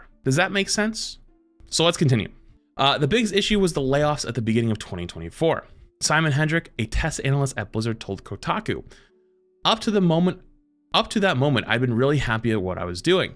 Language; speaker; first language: English; native; English